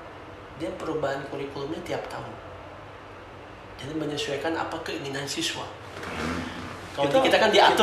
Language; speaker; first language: Indonesian; native; Indonesian